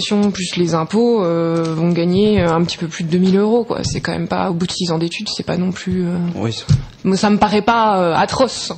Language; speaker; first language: French; native; French